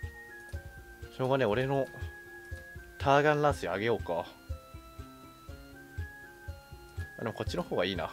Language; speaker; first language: Japanese; native; Japanese